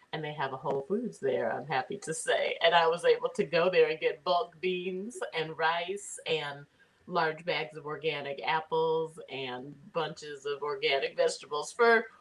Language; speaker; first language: English; native; English